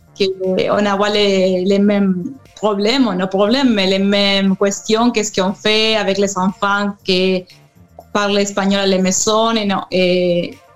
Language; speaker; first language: French; non-native, learner; Spanish